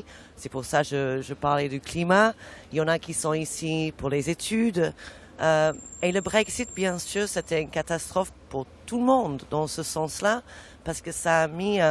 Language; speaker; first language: French; non-native, fluent; English